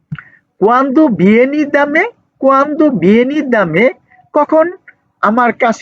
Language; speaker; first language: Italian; non-native, learner; Bangla